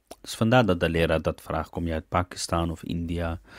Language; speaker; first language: Dutch; early bilingual, other home language; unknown